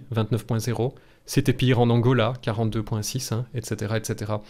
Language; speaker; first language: French; native; French